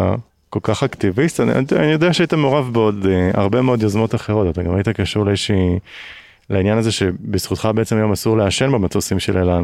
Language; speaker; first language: Hebrew; native; Hebrew